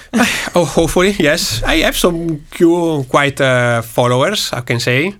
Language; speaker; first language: English; non-native, learner; Italian